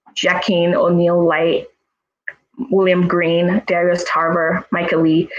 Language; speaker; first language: Italian; non-native, fluent; English